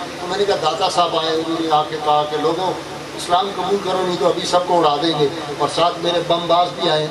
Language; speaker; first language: Urdu; non-native, local second language; Punjabi